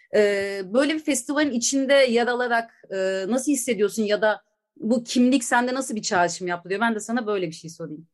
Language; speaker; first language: Turkish; native; Turkish